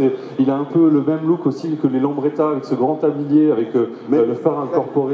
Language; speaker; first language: French; native; French